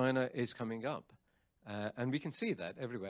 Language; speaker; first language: English; native; English